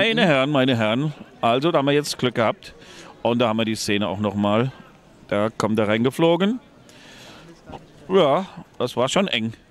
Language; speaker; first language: German; native; German